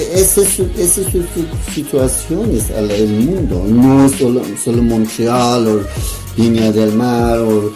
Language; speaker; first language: Spanish; non-native, learner; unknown